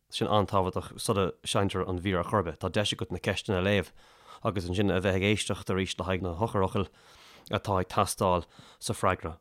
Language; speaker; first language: Irish; native; Irish